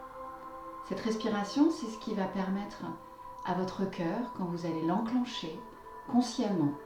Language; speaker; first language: French; native; French